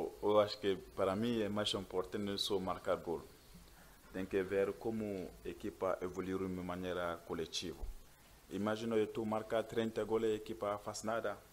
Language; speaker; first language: Portuguese; non-native, learner; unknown